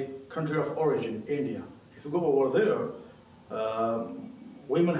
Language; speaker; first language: English; non-native, local second language; Urdu